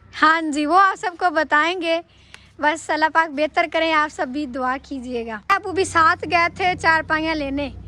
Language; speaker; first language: Urdu; non-native, local second language; Punjabi